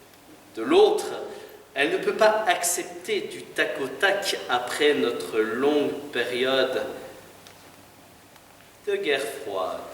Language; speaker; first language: French; native; French